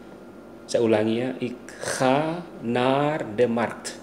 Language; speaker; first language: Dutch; non-native, fluent; Indonesian